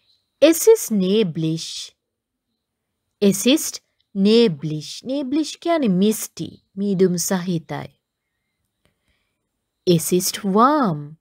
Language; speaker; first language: German; non-native, learner; Sinhala